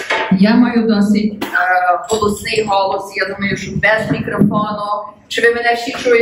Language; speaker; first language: Ukrainian; early bilingual, heritage; Ukrainian